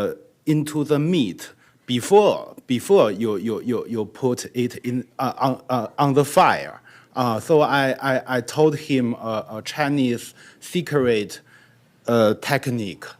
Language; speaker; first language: English; non-native, learner; Chinese